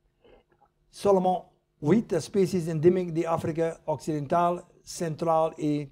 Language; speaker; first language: French; non-native, learner; English